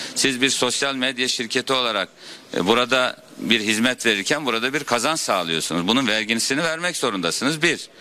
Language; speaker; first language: Turkish; native; Turkish